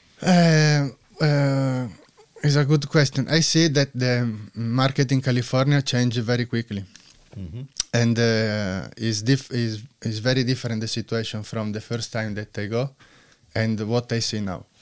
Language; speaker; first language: English; non-native, learner; Italian